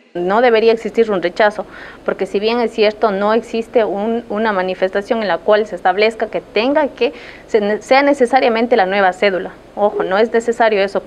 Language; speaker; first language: Spanish; native; Spanish